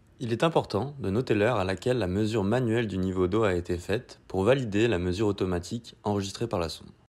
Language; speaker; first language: French; native; French